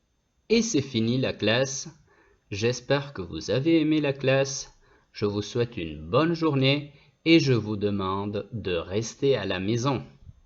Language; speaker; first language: French; non-native, fluent; Spanish